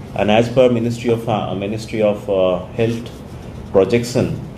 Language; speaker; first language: English; non-native, local second language; Assamese